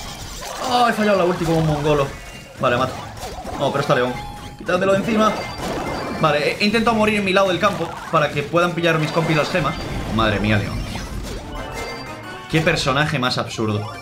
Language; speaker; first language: Spanish; native; Spanish